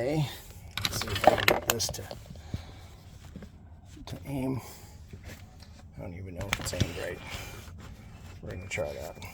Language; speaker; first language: English; native; English